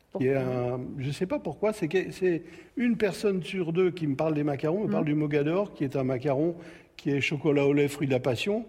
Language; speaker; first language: French; native; French